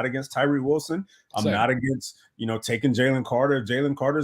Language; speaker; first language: English; native; English